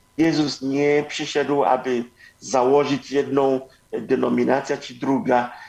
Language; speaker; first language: Polish; non-native, fluent; Igbo